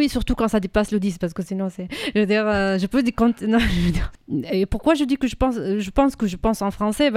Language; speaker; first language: French; non-native, fluent; Arabic